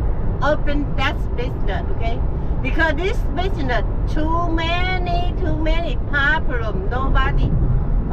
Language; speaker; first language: English; non-native, learner; Vietnamese